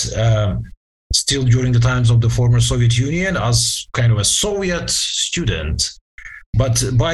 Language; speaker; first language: English; non-native, fluent; Ukrainian